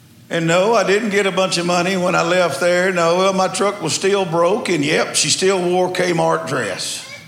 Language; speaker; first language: English; native; English